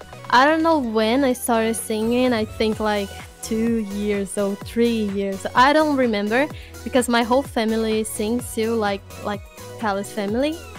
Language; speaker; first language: English; non-native, fluent; Portuguese